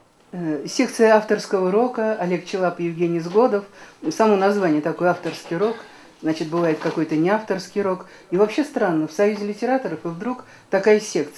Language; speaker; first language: Russian; native; Russian